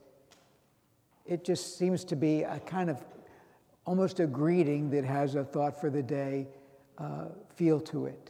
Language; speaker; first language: English; native; English